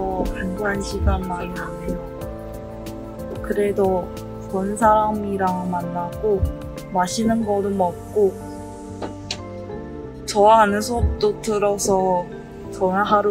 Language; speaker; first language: Korean; non-native, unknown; Chinese